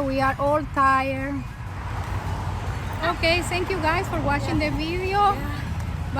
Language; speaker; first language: English; non-native, fluent; Spanish